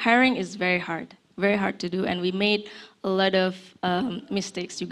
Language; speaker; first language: English; non-native, fluent; Indonesian